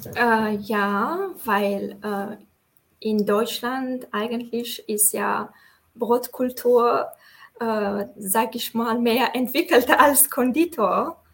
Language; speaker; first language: German; non-native, fluent; Tajik